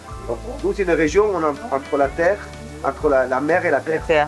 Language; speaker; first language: French; native; French